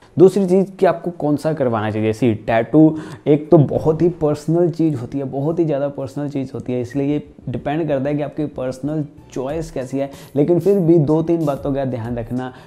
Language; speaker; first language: Hindi; non-native, local second language; Punjabi